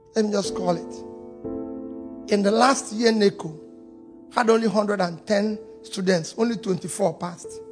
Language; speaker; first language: English; non-native, local second language; Igbo